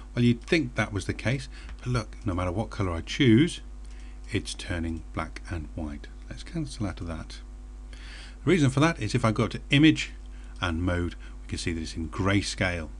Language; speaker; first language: English; native; English